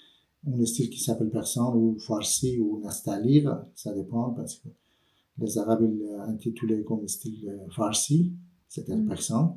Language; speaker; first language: French; non-native, fluent; Persian